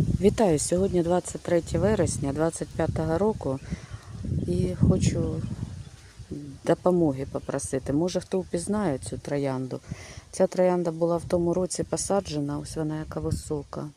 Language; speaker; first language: Ukrainian; native; Ukrainian